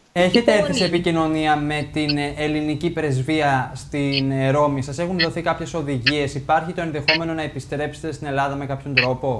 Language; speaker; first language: Greek; native; Greek